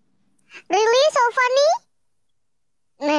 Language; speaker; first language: English; non-native, learner; Indonesian